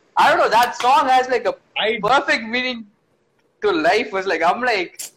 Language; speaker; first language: English; non-native, local second language; Tamil